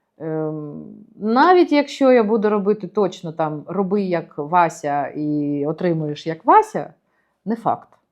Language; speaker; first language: Ukrainian; native; Ukrainian